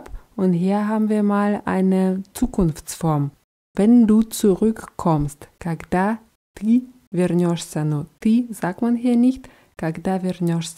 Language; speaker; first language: German; non-native, fluent; Russian